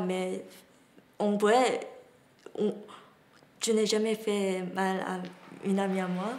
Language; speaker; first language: French; non-native, learner; Korean